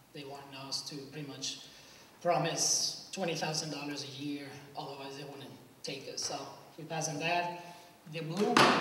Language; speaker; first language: English; non-native, fluent; Spanish